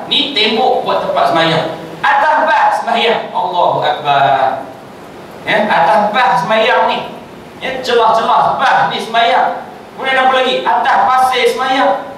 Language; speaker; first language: Malay; native; Malay